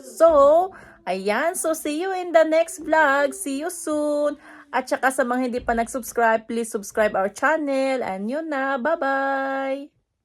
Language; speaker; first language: Filipino; non-native, local second language; Cebuano